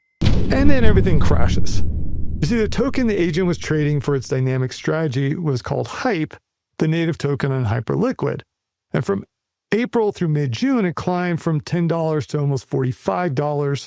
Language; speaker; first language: English; native; English